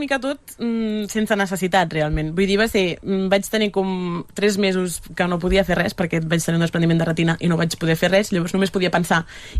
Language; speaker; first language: Catalan; native; Catalan